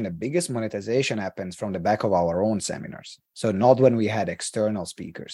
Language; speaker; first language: English; non-native, fluent; Italian